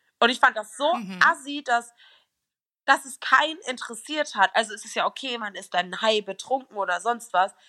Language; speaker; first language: German; native; German